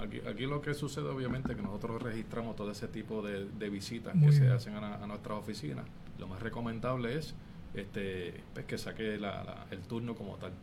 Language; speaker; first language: Spanish; native; Spanish